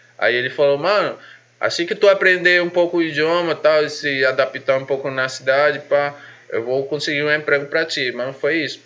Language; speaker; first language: Portuguese; non-native, fluent; Spanish